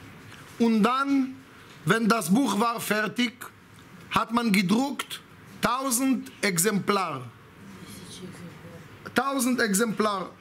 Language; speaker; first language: German; non-native, fluent; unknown